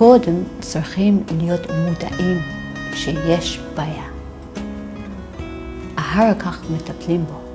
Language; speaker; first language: Hebrew; non-native, fluent; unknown